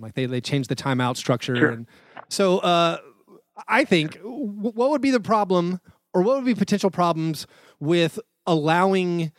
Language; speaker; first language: English; native; English